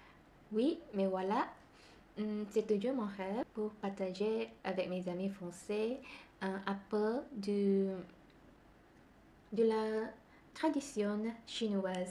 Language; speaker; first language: French; non-native, learner; Malay